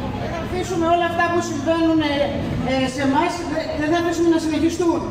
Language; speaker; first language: Greek; native; Greek